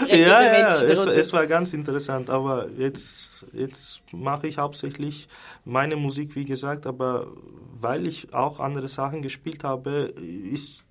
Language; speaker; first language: German; non-native, fluent; Turkish